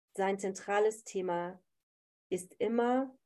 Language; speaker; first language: German; native; German